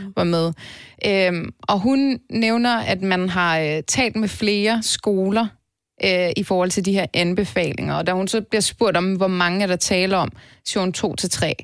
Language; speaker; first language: Danish; early bilingual, other home language; Turkish